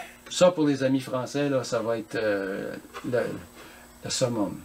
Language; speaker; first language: French; native; French